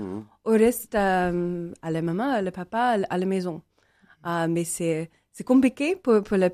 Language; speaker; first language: French; non-native, learner; English